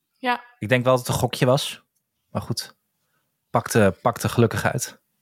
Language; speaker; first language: Dutch; native; Dutch